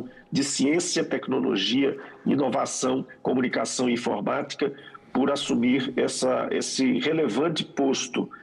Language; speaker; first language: Portuguese; native; Portuguese